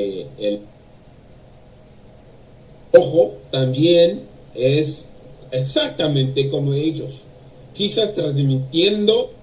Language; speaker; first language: Spanish; non-native, learner; English